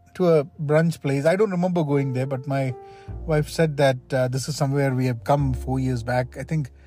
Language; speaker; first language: English; non-native, local second language; Malayalam